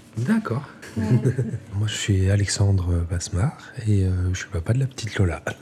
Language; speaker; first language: French; native; French